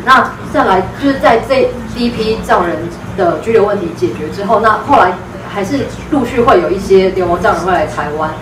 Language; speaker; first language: Chinese; native; Chinese